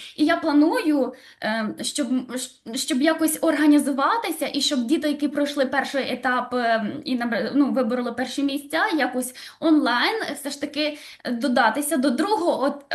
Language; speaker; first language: Ukrainian; native; Ukrainian